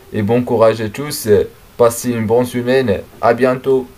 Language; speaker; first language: French; non-native, learner; Arabic